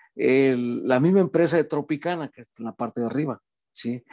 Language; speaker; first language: Spanish; native; Spanish